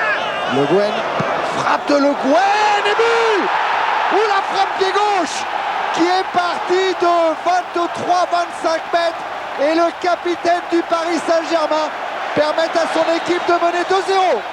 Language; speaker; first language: French; native; French